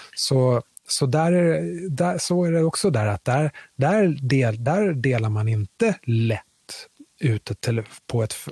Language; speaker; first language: Swedish; native; Swedish